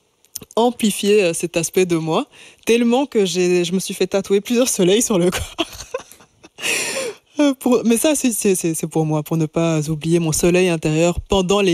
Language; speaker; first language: French; native; French